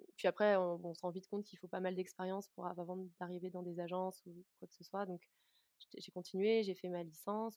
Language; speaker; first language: French; native; French